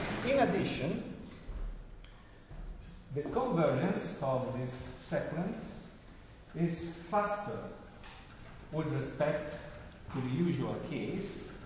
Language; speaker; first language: English; non-native, fluent; Italian